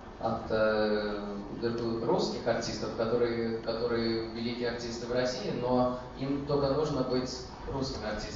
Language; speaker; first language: Russian; early bilingual, heritage; Russian